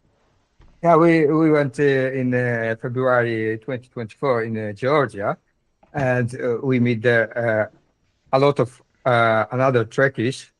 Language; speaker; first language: English; non-native, learner; Dutch